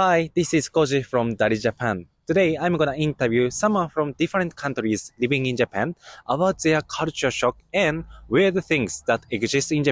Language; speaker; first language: English; non-native, fluent; Japanese